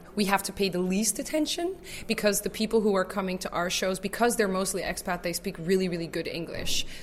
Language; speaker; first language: English; native; English